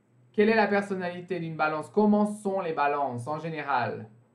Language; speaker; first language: French; native; French